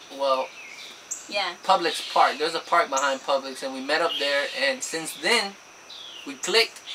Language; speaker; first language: English; native; English